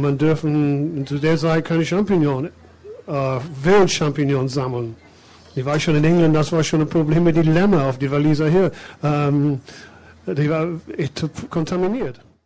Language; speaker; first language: German; non-native, fluent; English